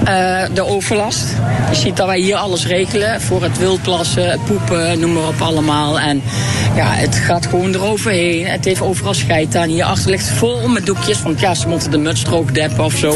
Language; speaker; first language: Dutch; native; Dutch